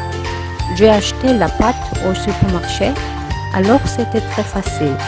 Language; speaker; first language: French; non-native, learner; Korean